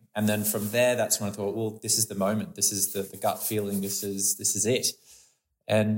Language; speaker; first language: English; native; English